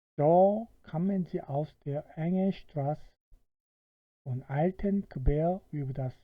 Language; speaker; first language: German; non-native, fluent; Korean